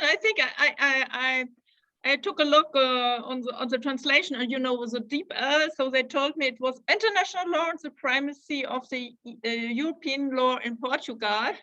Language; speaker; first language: English; non-native, fluent; German